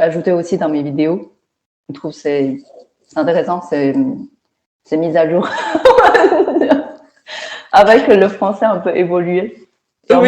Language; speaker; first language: French; non-native, fluent; Chinese